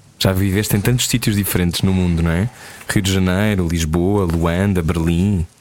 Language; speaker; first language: Portuguese; native; Portuguese